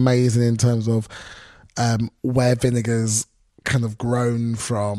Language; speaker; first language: English; native; English